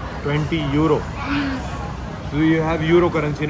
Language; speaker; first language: English; non-native, local second language; Hindi